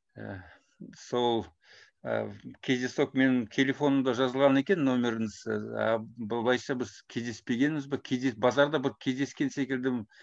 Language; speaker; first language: Kazakh; non-native, local second language; Russian